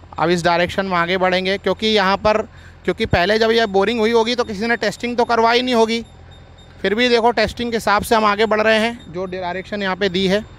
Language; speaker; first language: Hindi; native; Hindi